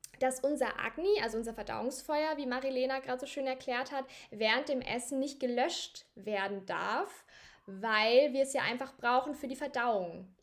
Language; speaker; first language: German; native; German